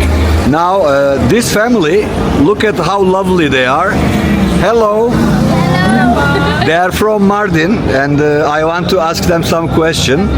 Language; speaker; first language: English; non-native, fluent; Turkish